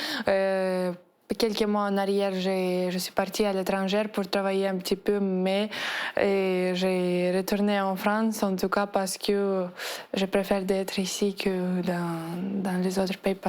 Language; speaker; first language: French; non-native, fluent; Ukrainian